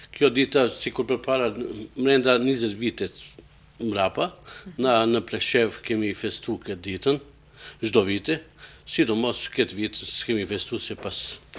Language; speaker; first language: Albanian; non-native, local second language; Romany